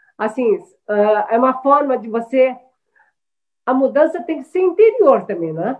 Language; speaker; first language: Portuguese; early bilingual, other home language; Chinese